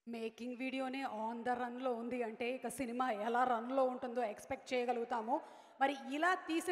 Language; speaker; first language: Telugu; native; Telugu